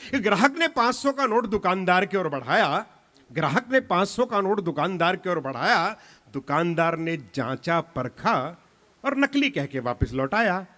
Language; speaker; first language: Hindi; non-native, local second language; Punjabi